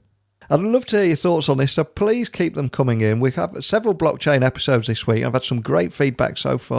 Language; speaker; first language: English; native; English